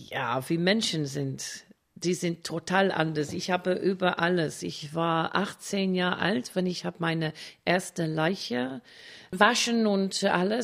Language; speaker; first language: German; non-native, fluent; English